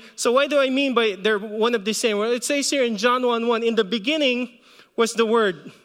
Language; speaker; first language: English; non-native, local second language; Filipino